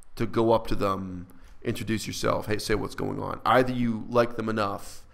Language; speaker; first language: English; native; English